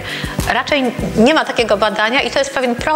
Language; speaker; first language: Polish; native; Polish